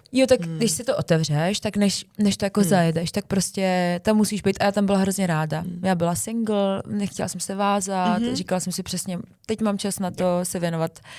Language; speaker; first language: Czech; early bilingual, other home language; Arabic